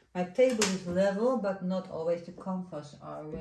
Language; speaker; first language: English; non-native, fluent; Dutch